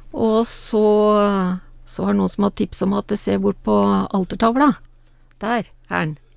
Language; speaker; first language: Norwegian; native; Norwegian